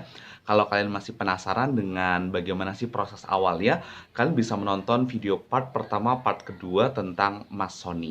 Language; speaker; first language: Indonesian; native; Indonesian